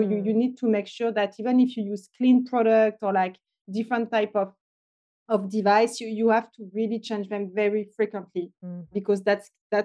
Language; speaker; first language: English; non-native, fluent; French